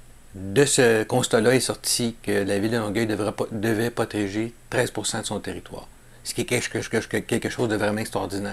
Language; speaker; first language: French; native; French